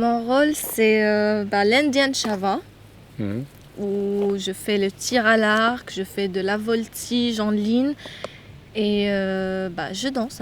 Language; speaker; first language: French; non-native, local second language; Arabic